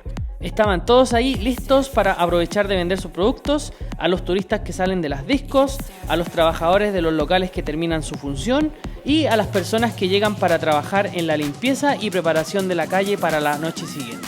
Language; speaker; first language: Spanish; native; Spanish